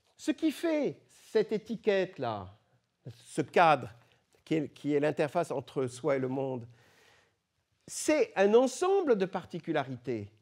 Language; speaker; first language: French; early bilingual, other home language; Arabic